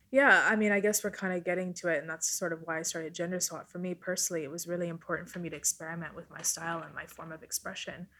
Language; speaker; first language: English; non-native, fluent; Italian